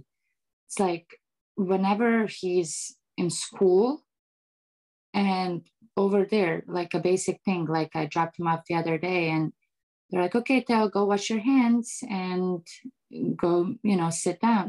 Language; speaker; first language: English; non-native, fluent; Bosnian